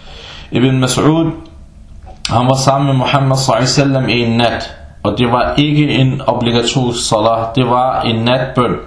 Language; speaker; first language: Danish; non-native, fluent; Arabic